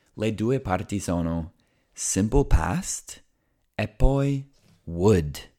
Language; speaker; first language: Italian; non-native, fluent; English